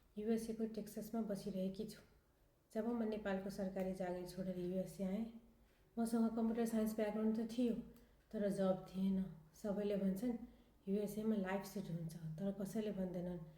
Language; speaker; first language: Nepali; non-native, local second language; Maithili